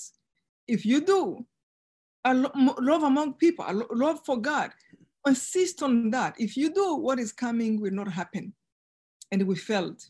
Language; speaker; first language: English; non-native, local second language; Kinyarwanda